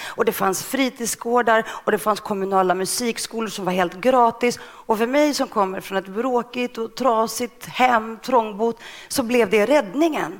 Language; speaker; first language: Swedish; early bilingual, other home language; Greek